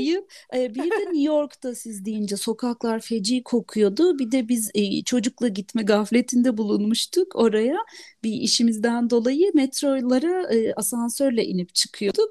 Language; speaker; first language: Turkish; native; Turkish